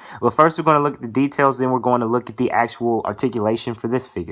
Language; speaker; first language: English; native; English